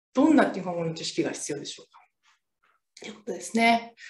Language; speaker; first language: Japanese; native; Japanese